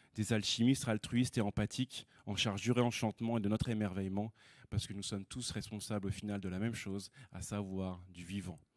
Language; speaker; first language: French; native; French